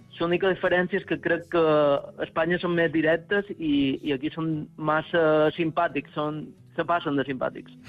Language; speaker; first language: Catalan; native; Catalan